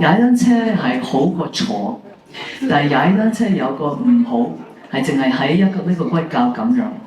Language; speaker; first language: Cantonese; early bilingual, heritage; English